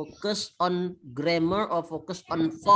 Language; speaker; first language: English; non-native, fluent; Indonesian